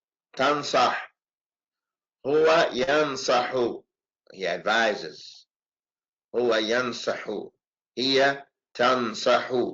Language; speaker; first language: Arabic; non-native, fluent; English